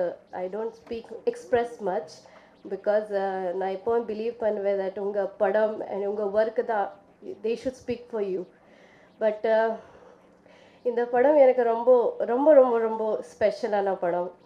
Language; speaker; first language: Tamil; non-native, fluent; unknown